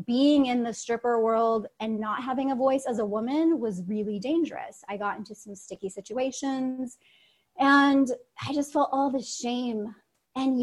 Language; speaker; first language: English; early bilingual, other home language; Russian